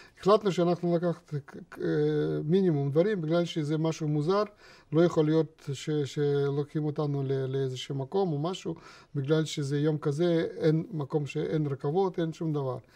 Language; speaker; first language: Hebrew; non-native, fluent; Russian